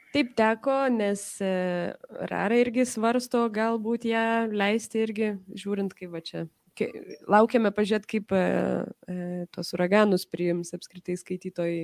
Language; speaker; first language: Lithuanian; early bilingual, heritage; Lithuanian